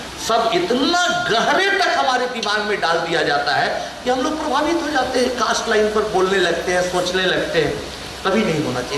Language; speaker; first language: Hindi; native; Hindi